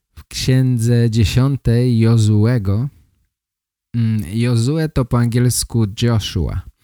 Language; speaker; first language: Polish; native; Polish